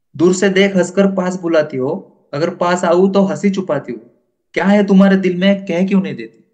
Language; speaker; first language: Hindi; non-native, local second language; Marathi